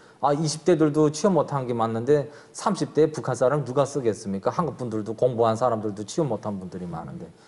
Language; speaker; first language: Korean; native; Korean